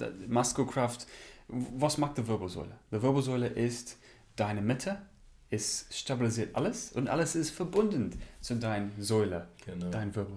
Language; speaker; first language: German; non-native, learner; English